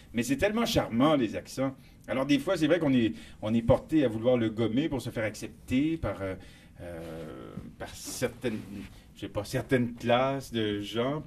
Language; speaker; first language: French; native; French